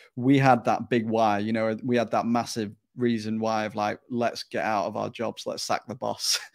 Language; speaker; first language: English; native; English